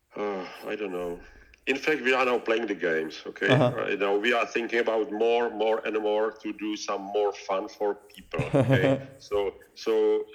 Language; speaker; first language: English; non-native, learner; Czech